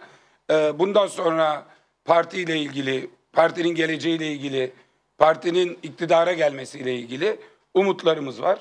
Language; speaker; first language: Turkish; native; Turkish